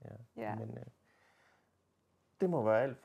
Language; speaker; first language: Danish; native; Danish